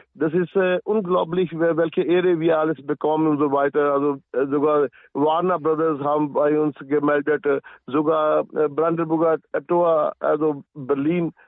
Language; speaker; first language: German; non-native, fluent; Punjabi